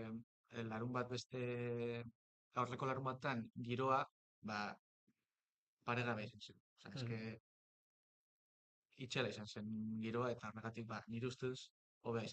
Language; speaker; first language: Basque; non-native, local second language; Spanish